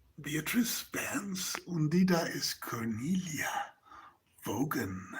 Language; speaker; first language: German; non-native, learner; Spanish